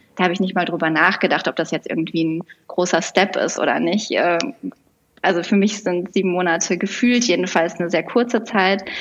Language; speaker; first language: German; native; German